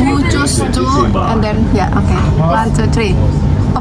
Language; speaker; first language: English; non-native, learner; Indonesian